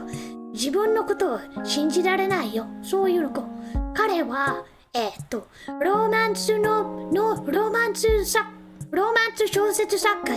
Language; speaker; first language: Japanese; non-native, learner; English